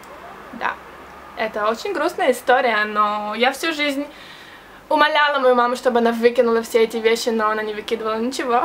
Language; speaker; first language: Russian; early bilingual, heritage; Russian